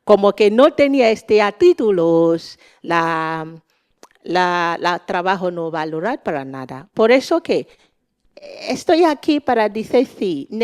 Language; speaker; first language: Spanish; non-native, learner; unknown